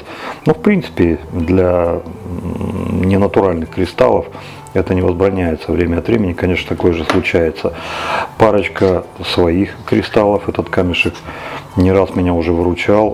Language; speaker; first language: Russian; native; Russian